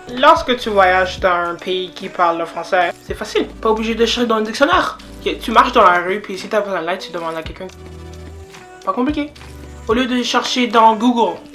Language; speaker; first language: French; native; French